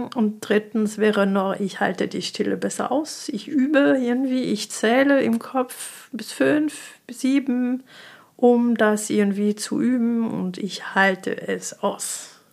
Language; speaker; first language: German; non-native, fluent; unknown